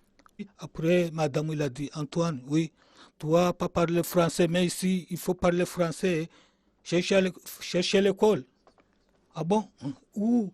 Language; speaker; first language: French; non-native, learner; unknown